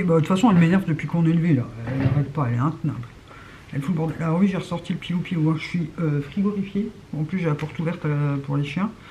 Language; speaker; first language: French; native; French